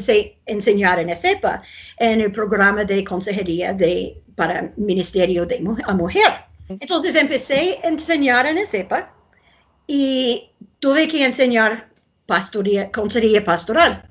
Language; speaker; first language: Spanish; non-native, fluent; English